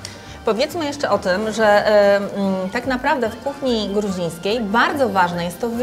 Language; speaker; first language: Polish; native; Polish